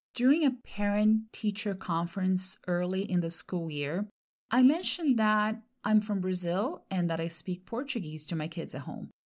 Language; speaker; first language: English; non-native, fluent; Portuguese